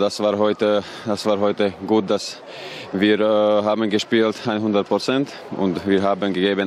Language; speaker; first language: German; non-native, learner; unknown